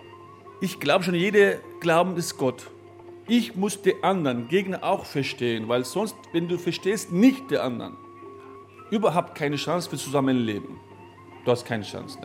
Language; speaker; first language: German; non-native, learner; Turkish